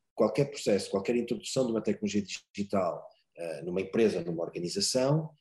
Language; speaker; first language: Portuguese; native; Portuguese